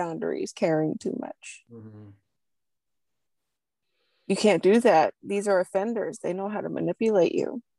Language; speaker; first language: English; native; English